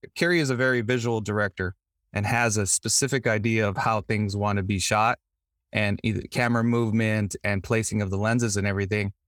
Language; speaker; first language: English; native; English